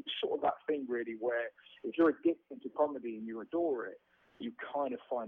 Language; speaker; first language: English; native; English